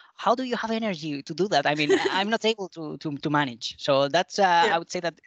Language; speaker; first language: English; non-native, fluent; Spanish